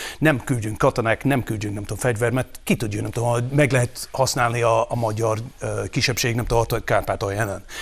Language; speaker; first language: Hungarian; non-native, fluent; English